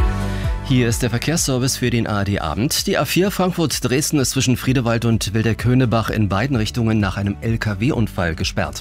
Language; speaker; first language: German; native; German